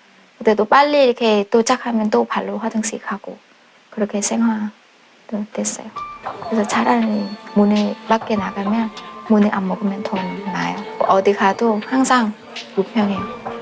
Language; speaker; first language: Korean; non-native, fluent; Vietnamese